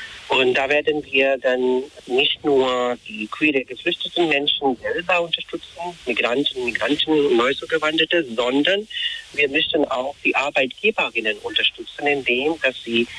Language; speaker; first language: German; non-native, fluent; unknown